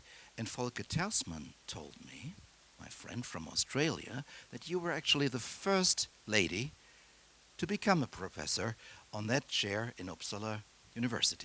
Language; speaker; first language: English; non-native, fluent; German